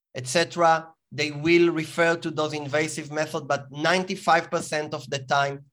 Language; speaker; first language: English; non-native, fluent; Hebrew